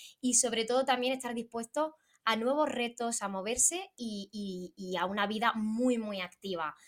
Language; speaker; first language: Spanish; native; Spanish